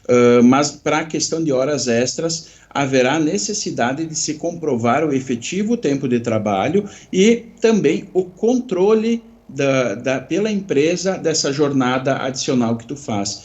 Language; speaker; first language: Portuguese; native; Portuguese